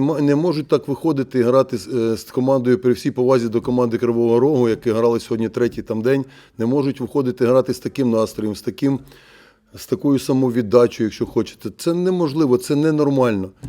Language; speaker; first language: Ukrainian; native; Ukrainian